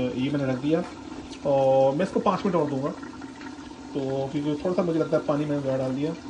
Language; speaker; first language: Urdu; non-native, local second language; Punjabi